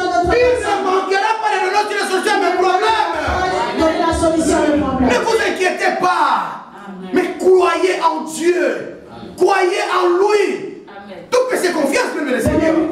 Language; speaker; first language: French; non-native, local second language; Lingala